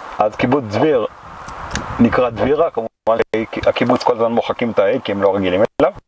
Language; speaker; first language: Hebrew; native; Hebrew